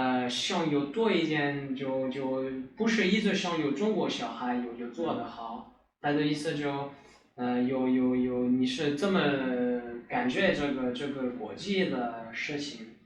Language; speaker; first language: Chinese; non-native, learner; French